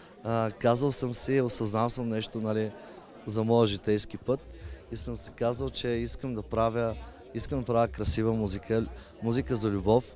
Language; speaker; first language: Bulgarian; native; Bulgarian